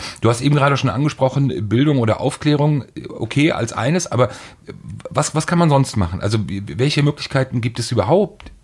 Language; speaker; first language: German; native; German